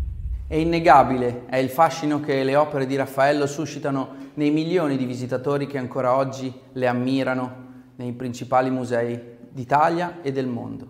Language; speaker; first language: Italian; native; Italian